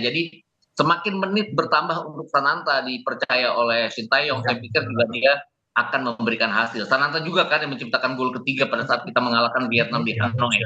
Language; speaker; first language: Indonesian; native; Indonesian